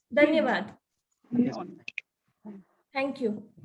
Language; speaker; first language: Hindi; native; Hindi